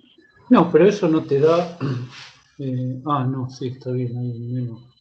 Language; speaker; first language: Spanish; native; Spanish